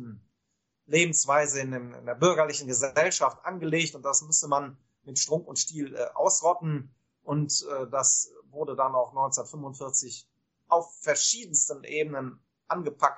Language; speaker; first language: German; native; German